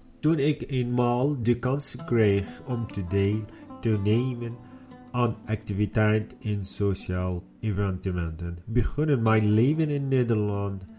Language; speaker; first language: Dutch; non-native, learner; Arabic